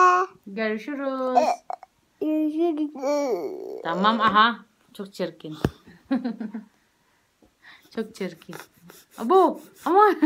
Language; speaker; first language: Turkish; non-native, learner; Filipino